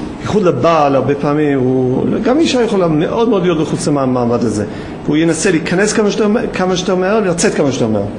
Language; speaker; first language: Hebrew; non-native, fluent; English